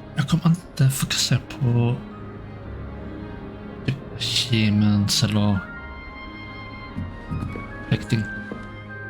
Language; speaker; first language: Swedish; non-native, learner; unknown